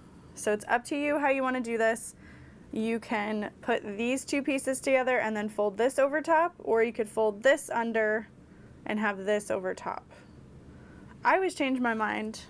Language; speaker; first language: English; native; English